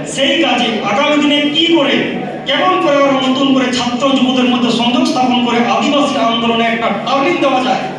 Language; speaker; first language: Bangla; non-native, local second language; Santali